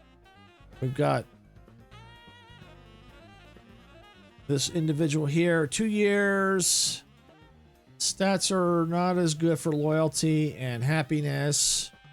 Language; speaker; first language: English; native; English